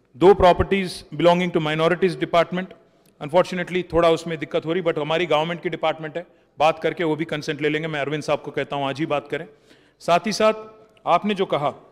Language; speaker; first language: Hindi; non-native, local second language; Telugu